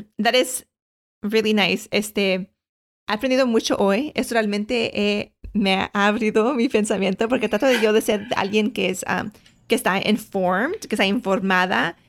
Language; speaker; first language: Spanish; early bilingual, heritage; Spanish